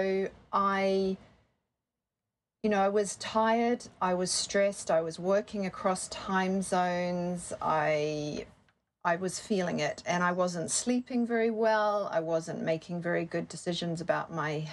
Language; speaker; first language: English; native; English